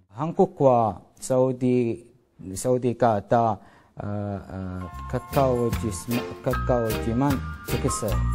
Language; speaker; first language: Korean; non-native, learner; Arabic